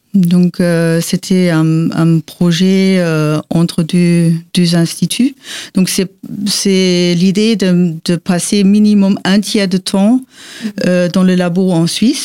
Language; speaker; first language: French; non-native, fluent; German